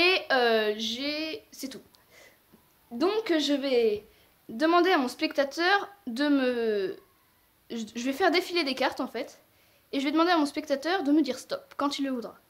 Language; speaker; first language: French; native; French